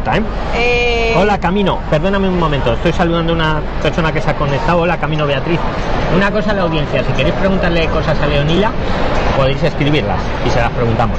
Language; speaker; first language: Spanish; native; Spanish